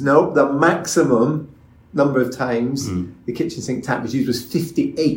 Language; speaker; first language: English; native; English